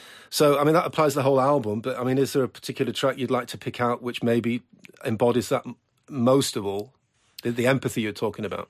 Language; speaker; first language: English; native; English